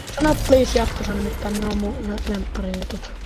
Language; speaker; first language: Finnish; native; Finnish